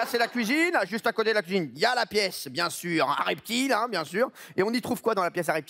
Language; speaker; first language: French; native; French